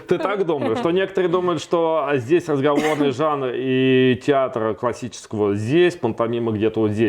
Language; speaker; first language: Russian; native; Russian